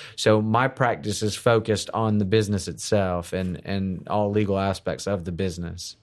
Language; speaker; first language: English; native; English